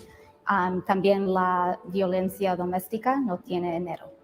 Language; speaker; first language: Spanish; early bilingual, other home language; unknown